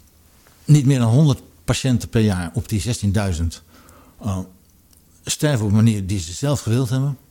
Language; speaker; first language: Dutch; native; Dutch